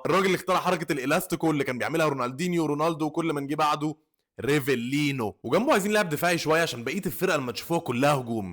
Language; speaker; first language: Arabic; native; Arabic